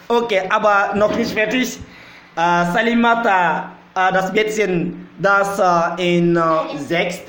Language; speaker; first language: German; non-native, learner; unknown